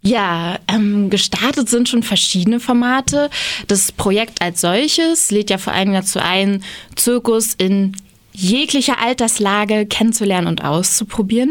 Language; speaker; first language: German; native; German